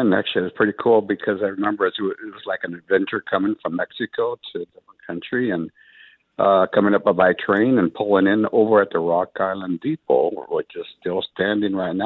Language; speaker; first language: English; early bilingual, other home language; Spanish